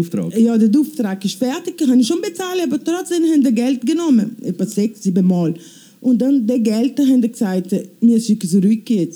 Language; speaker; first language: German; non-native, learner; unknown